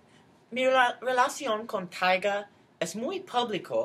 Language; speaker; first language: Spanish; non-native, learner; English